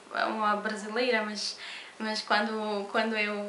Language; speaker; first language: Portuguese; non-native, fluent; Polish